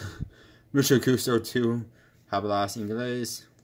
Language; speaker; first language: Spanish; non-native, learner; English